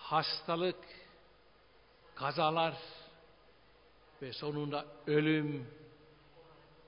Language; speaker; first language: Turkish; non-native, fluent; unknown